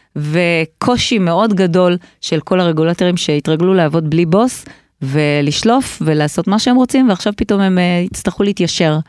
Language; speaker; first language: Hebrew; native; Hebrew